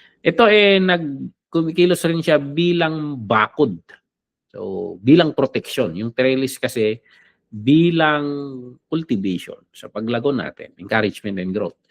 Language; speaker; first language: Filipino; non-native, local second language; Iloko